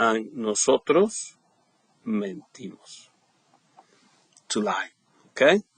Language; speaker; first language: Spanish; non-native, fluent; English